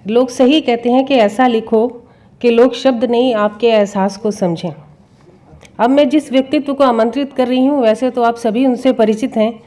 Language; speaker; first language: Hindi; native; Hindi